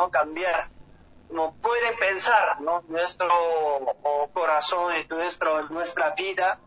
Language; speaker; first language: Spanish; non-native, learner; Korean